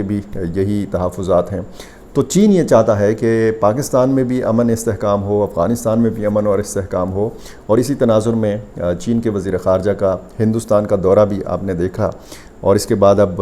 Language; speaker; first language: Urdu; native; Urdu